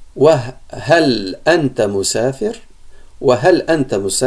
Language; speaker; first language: Arabic; non-native, fluent; Uzbek